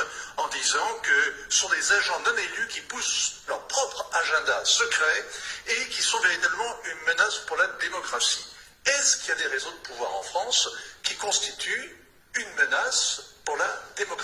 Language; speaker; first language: French; native; French